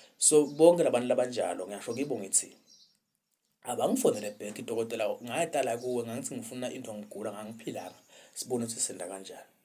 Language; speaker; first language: Zulu; non-native, local second language; Swati